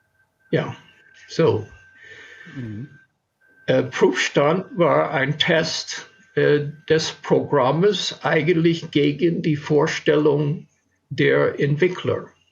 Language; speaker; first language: German; non-native, fluent; English